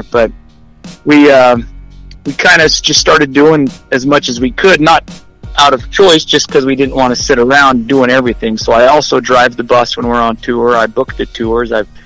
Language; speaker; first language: English; native; English